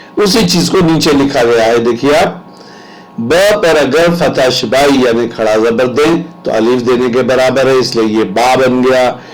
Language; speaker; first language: Urdu; native; Urdu